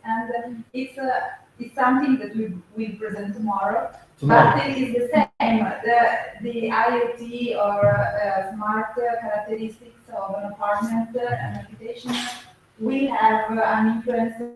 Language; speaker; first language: English; non-native, fluent; Italian